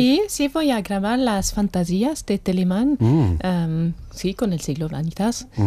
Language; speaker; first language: Spanish; non-native, fluent; German